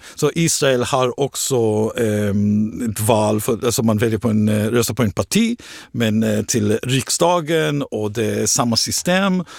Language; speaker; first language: Swedish; non-native, fluent; Hebrew